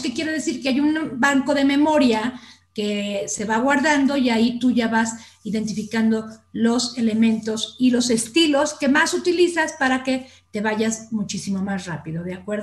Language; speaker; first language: Spanish; native; Spanish